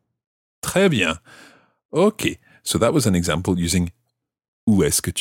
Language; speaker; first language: French; non-native, fluent; English